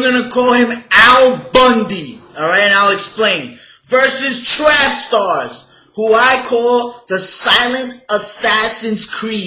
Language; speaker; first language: English; native; English